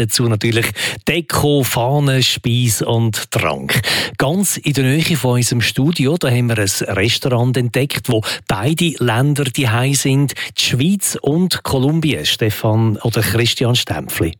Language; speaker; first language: German; native; German